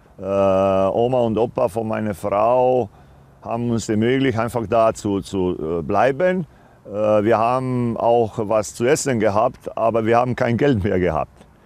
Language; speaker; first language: German; non-native, fluent; Croatian